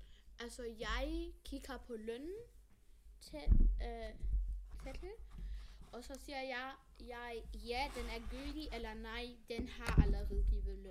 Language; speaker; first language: Danish; non-native, local second language; German